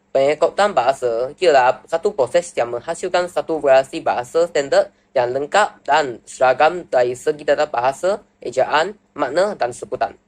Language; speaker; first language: Malay; non-native, local second language; Chinese